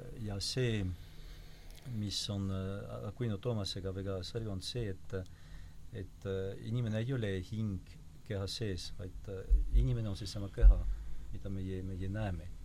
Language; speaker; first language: Estonian; non-native, fluent; French